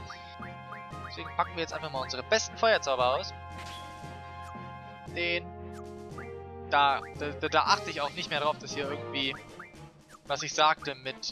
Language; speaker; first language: German; native; German